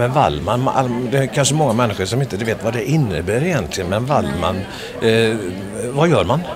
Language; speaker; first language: Swedish; native; Swedish